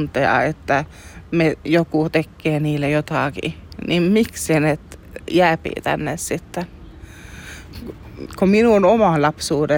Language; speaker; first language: Finnish; early bilingual, heritage; Finnish